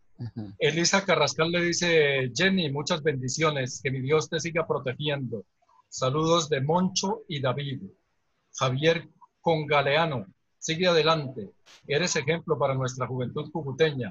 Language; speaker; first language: Spanish; native; Spanish